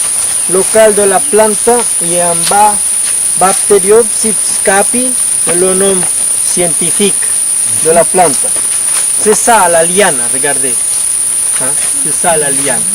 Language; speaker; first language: French; non-native, fluent; Spanish